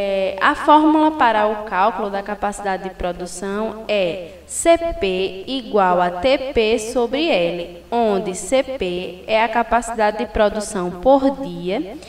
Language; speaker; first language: Portuguese; native; Portuguese